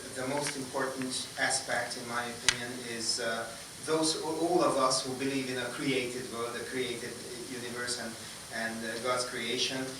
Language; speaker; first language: English; non-native, fluent; Hungarian